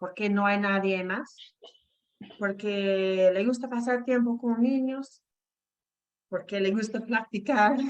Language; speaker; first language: Spanish; non-native, fluent; English